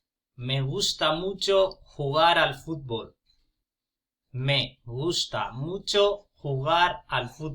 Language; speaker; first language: Spanish; non-native, fluent; Punjabi